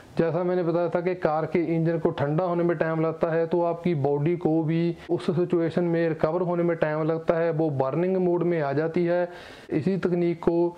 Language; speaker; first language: Hindi; non-native, local second language; Punjabi